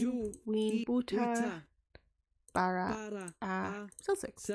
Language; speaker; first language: Welsh; non-native, learner; English